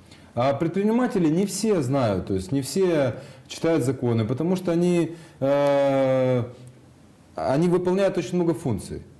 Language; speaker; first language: Russian; native; Russian